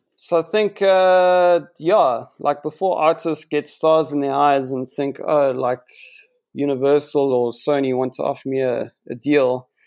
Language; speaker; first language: English; native; English